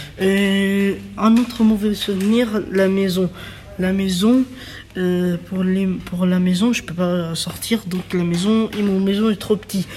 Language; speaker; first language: French; non-native, learner; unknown